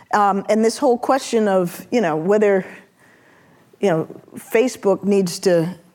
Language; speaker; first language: English; native; English